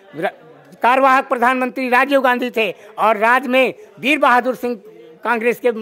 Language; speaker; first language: Hindi; native; Hindi